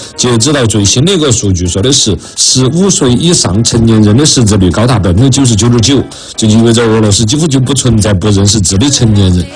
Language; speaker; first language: Chinese; native; Chinese